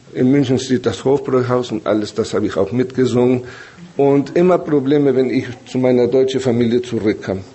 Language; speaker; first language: German; early bilingual, other home language; Spanish